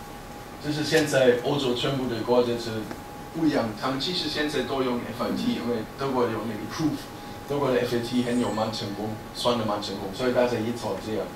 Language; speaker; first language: Chinese; non-native, fluent; German